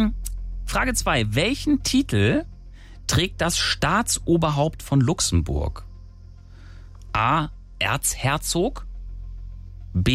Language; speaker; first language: German; native; German